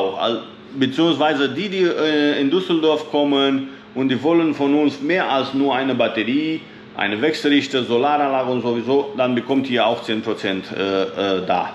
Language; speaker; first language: German; non-native, fluent; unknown